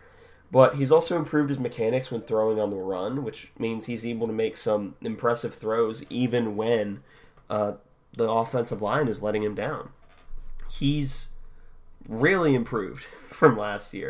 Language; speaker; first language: English; native; English